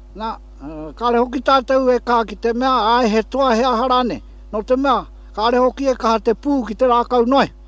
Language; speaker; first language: Māori; native; Māori